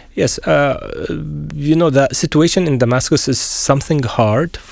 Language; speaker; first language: English; non-native, fluent; Arabic